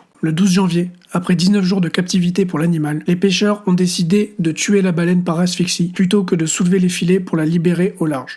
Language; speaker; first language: French; native; French